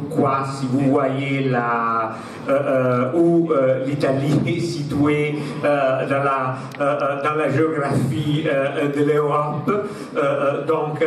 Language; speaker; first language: French; non-native, fluent; Italian